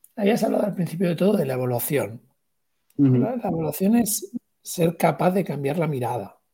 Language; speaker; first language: Spanish; native; Spanish